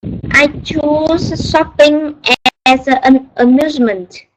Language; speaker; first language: English; non-native, learner; Vietnamese